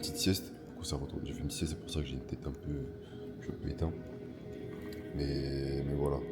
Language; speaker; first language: French; native; French